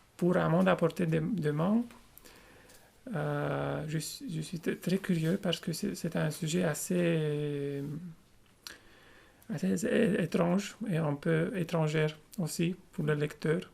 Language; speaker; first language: French; non-native, fluent; Romanian